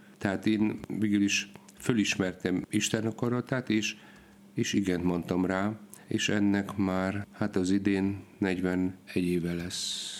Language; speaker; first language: Hungarian; non-native, fluent; Polish